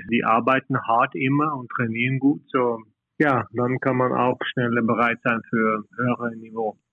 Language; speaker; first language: German; non-native, learner; Norwegian